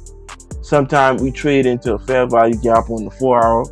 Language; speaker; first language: English; native; English